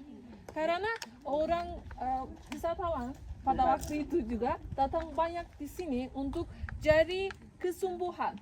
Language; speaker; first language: Indonesian; non-native, learner; Turkish